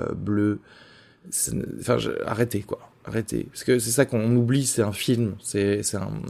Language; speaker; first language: French; native; French